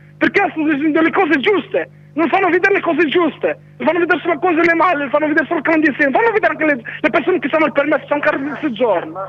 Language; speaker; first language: Italian; non-native, fluent; Arabic